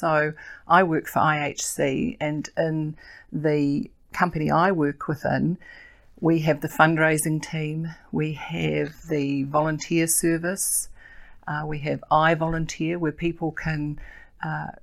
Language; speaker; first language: English; native; English